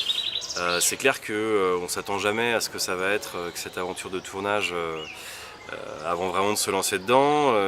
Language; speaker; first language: French; native; French